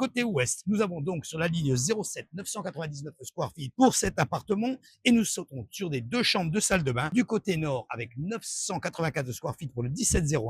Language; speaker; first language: French; native; French